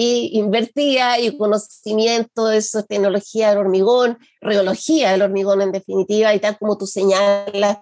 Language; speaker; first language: Spanish; native; Spanish